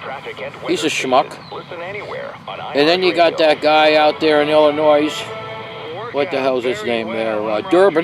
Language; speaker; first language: English; native; English